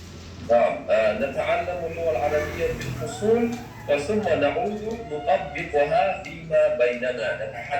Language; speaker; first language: Arabic; non-native, fluent; Chechen